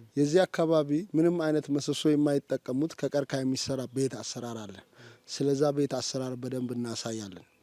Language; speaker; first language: Amharic; non-native, local second language; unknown